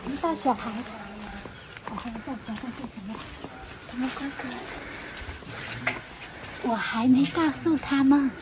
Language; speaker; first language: Chinese; non-native, learner; Vietnamese